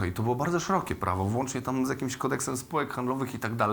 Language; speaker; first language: Polish; native; Polish